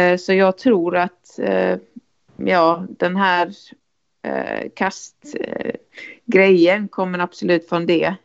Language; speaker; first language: Swedish; non-native, fluent; Icelandic